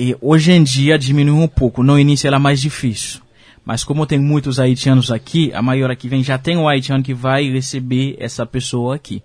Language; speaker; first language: Portuguese; non-native, fluent; Haitian Creole